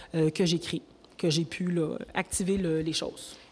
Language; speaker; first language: French; native; French